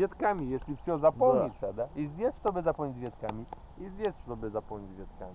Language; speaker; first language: Russian; non-native, fluent; Polish